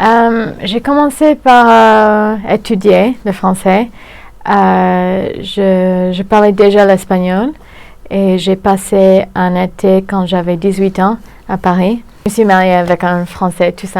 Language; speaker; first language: French; non-native, fluent; English